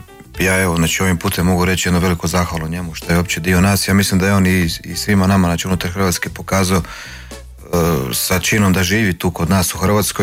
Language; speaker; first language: Croatian; native; Croatian